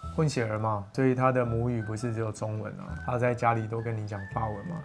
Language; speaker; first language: Chinese; native; Chinese